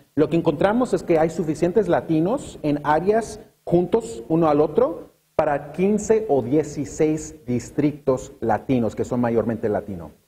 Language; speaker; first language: Spanish; early bilingual, other home language; English